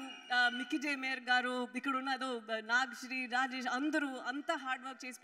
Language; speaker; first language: Telugu; non-native, fluent; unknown